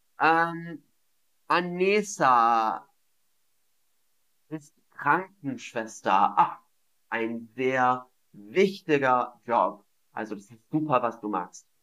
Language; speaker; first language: German; non-native, fluent; English